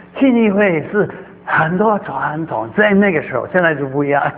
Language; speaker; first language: Chinese; native; Chinese